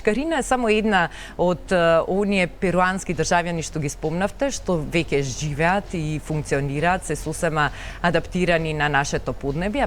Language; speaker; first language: Macedonian; native; Macedonian